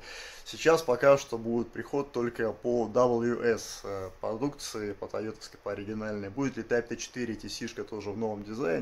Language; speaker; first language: Russian; native; Russian